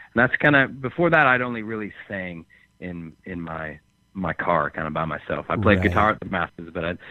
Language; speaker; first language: English; native; English